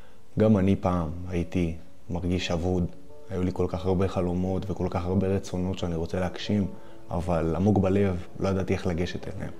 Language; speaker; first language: Hebrew; native; Hebrew